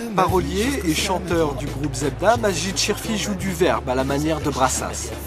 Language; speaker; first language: French; native; French